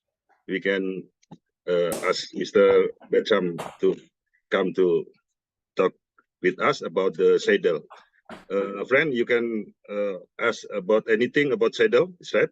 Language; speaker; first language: English; non-native, learner; Indonesian